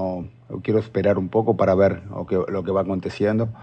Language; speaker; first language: Portuguese; non-native, learner; Spanish